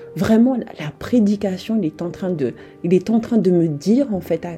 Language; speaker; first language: French; native; French